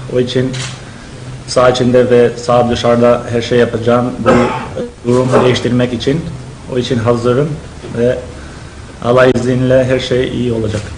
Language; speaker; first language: Turkish; non-native, learner; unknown